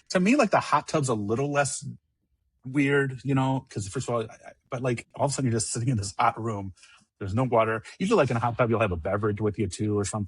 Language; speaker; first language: English; native; English